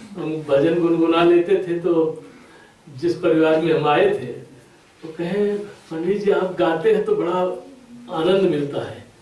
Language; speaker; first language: Hindi; native; Hindi